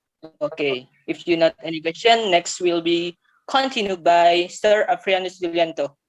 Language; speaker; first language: English; non-native, learner; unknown